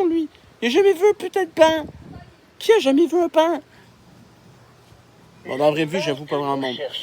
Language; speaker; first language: French; native; French